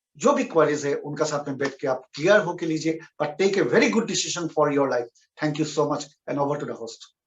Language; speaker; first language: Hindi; non-native, local second language; Assamese